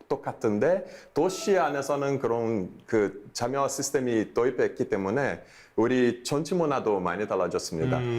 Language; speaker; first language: Korean; non-native, fluent; Portuguese